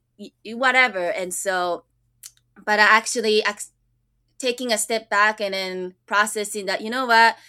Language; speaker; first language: English; early bilingual, other home language; Japanese